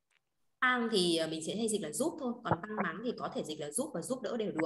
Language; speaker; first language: Vietnamese; native; Vietnamese